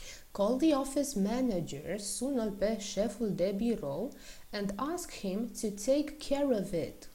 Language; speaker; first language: English; non-native, fluent; Romanian